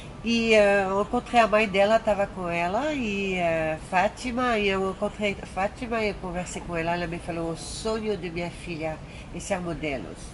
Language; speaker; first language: Portuguese; non-native, fluent; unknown